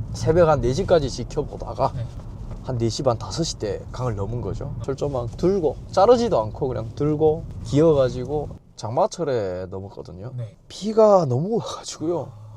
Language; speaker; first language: Korean; native; Korean